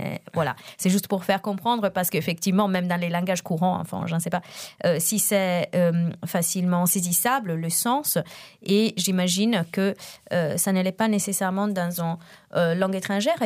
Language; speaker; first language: French; non-native, fluent; Italian